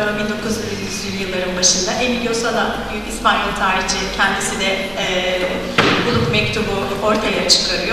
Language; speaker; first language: Turkish; native; Turkish